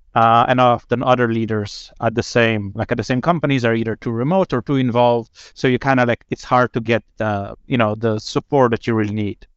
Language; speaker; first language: English; non-native, fluent; Slovenian